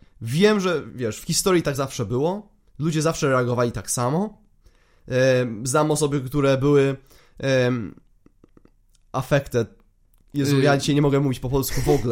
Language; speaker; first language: Polish; native; Polish